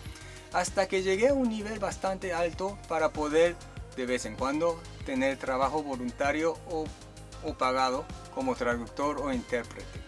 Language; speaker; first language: Spanish; non-native, fluent; Chinese